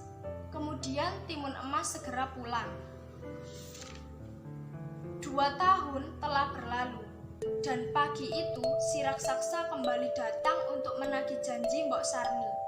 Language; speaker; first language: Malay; non-native, local second language; Javanese